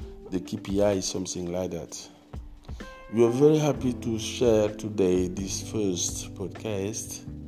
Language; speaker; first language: English; non-native, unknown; Wolof